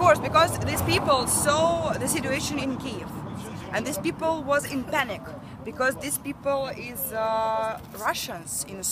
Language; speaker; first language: English; non-native, learner; Russian